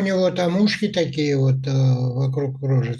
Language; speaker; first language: Russian; native; Russian